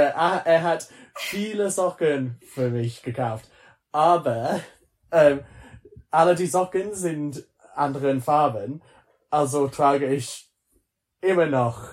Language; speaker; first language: German; non-native, learner; English